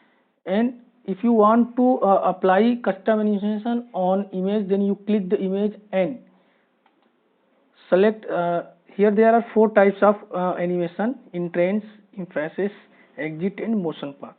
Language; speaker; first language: English; non-native, local second language; Hindi